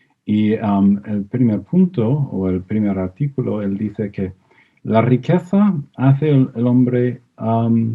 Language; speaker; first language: Spanish; non-native, fluent; English